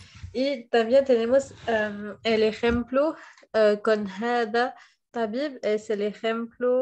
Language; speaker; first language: Spanish; non-native, fluent; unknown